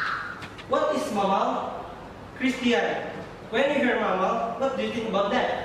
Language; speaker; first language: English; non-native, learner; Indonesian